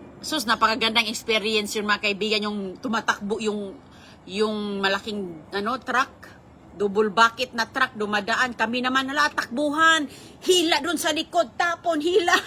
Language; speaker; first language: Filipino; non-native, local second language; Cebuano